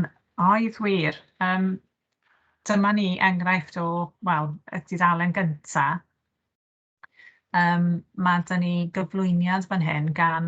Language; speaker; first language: Welsh; native; Welsh